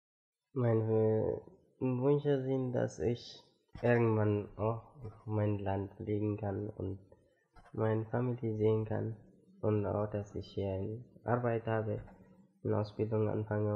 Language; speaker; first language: German; non-native, fluent; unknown